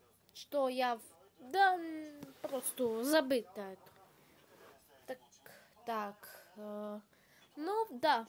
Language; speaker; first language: Russian; non-native, learner; Bulgarian